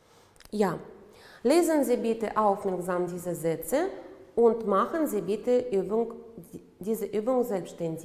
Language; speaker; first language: German; non-native, fluent; Uzbek